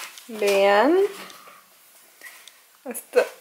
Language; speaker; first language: Spanish; native; Spanish